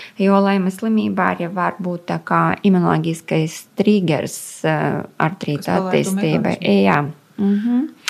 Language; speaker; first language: Latvian; non-native, local second language; Russian